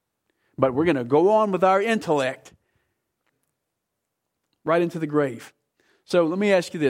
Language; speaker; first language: English; native; English